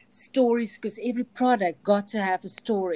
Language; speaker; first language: English; non-native, local second language; Afrikaans